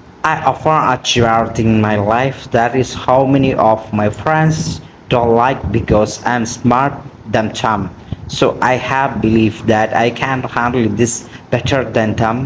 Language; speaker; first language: English; non-native, local second language; Malayalam